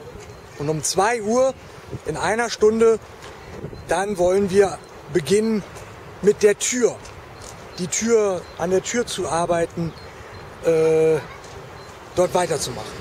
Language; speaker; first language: German; native; German